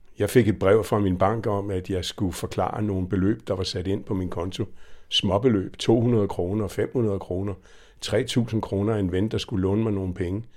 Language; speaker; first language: Danish; native; Danish